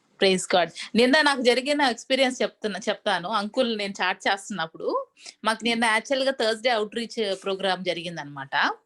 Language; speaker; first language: Telugu; native; Telugu